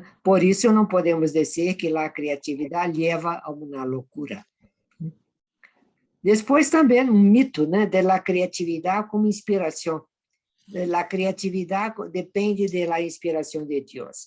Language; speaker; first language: Spanish; non-native, fluent; Portuguese